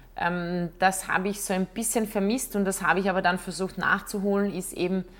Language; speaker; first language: German; non-native, fluent; Croatian